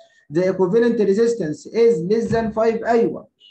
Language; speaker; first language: English; non-native, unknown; Arabic